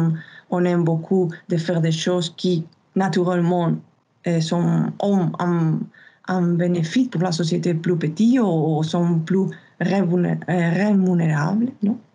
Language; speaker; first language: French; non-native, fluent; Spanish